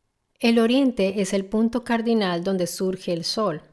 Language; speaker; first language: Spanish; non-native, fluent; Italian